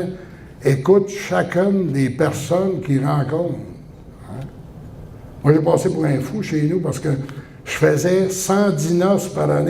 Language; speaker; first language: French; native; French